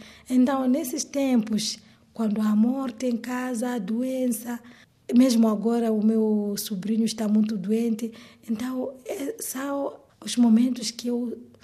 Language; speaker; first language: Portuguese; non-native, learner; Swahili